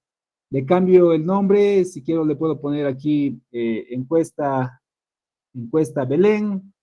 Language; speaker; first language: Spanish; native; Spanish